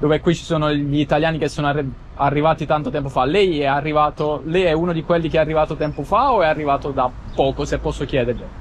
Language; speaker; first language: Italian; native; Italian